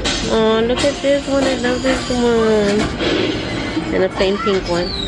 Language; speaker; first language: English; early bilingual, other home language; Spanish